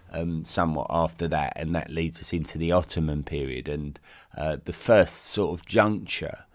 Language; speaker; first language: English; native; English